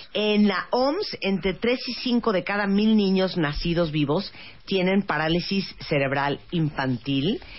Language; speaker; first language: Spanish; native; Spanish